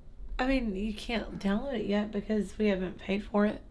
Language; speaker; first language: English; native; English